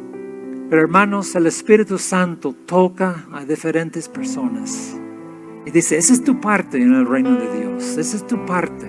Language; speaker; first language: Spanish; non-native, fluent; English